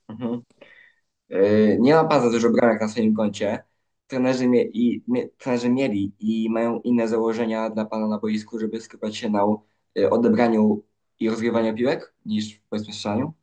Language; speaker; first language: Polish; native; Polish